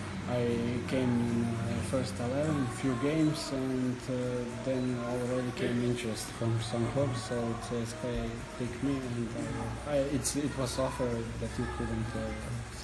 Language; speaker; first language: English; non-native, learner; Croatian